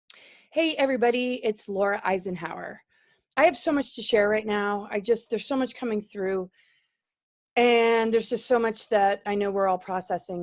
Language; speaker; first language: English; native; English